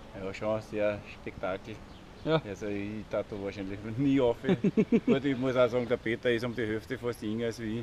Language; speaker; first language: German; native; German